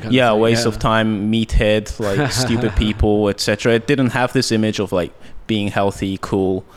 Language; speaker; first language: English; early bilingual, heritage; Japanese